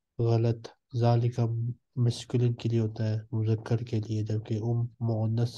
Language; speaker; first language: Urdu; native; Urdu